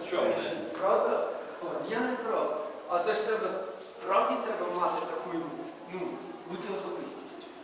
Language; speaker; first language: Ukrainian; native; Ukrainian